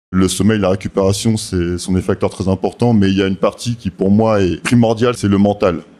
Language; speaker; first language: French; native; French